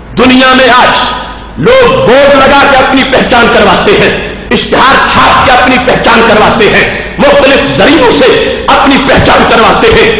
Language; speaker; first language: Urdu; non-native, local second language; Punjabi